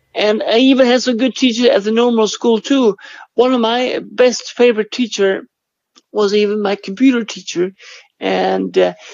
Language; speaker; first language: English; non-native, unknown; Swedish